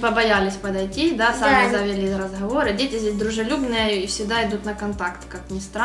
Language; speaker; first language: Russian; native; Russian